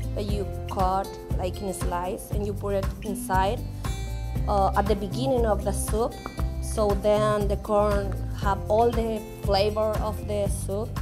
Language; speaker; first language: English; non-native, learner; Spanish